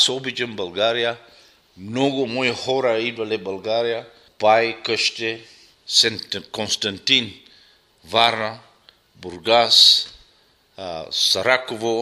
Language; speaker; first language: Bulgarian; non-native, local second language; Arabic